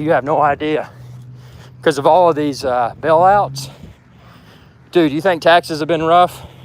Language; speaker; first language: English; native; English